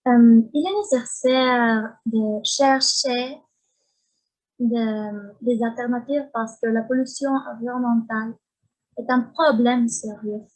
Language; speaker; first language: French; non-native, learner; Spanish